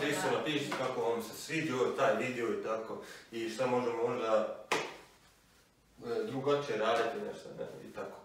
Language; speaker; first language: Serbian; early bilingual, heritage; Serbian